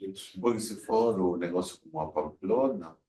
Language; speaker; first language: Portuguese; non-native, fluent; Spanish